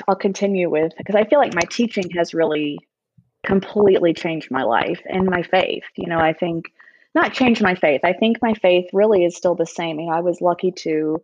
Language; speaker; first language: English; native; English